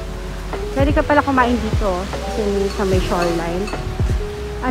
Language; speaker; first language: Filipino; native; Filipino